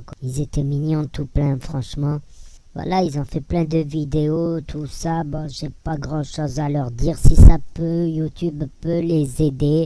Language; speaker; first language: French; native; French